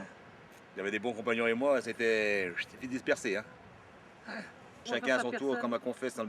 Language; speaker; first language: French; native; French